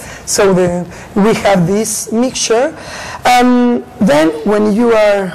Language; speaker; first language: English; non-native, learner; Spanish